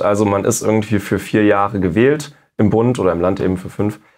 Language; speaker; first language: German; native; German